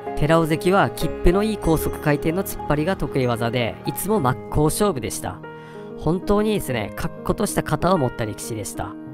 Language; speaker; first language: Japanese; native; Japanese